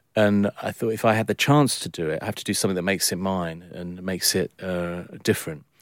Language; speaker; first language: English; native; English